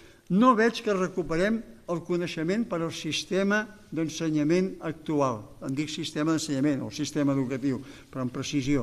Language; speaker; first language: Catalan; native; Catalan